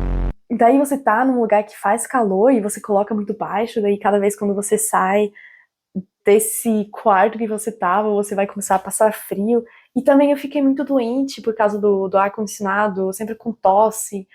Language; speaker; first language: Portuguese; non-native, fluent; German